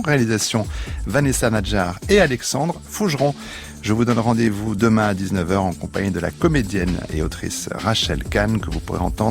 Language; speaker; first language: French; native; French